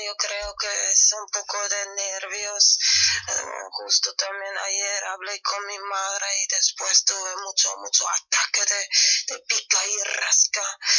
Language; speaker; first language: Spanish; non-native, fluent; German